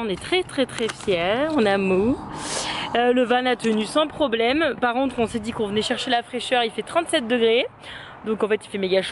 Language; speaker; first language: French; native; French